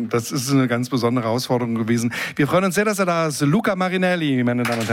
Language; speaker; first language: German; native; German